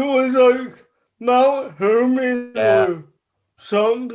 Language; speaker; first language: English; native; English